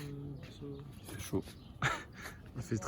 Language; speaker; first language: French; native; French